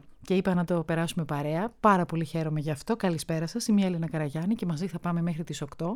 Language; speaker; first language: Greek; native; Greek